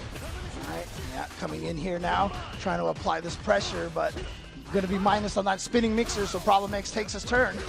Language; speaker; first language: English; native; English